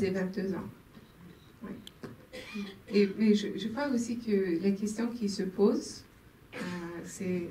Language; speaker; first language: French; non-native, local second language; Swedish